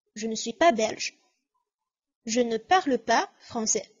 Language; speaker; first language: French; non-native, fluent; Chinese